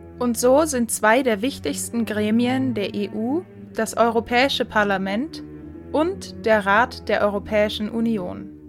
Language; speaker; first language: German; native; German